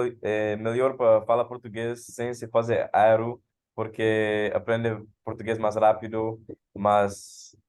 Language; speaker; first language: Portuguese; non-native, learner; English